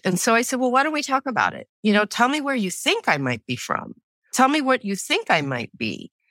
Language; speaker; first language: English; native; English